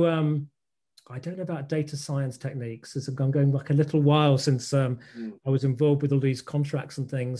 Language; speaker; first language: English; native; English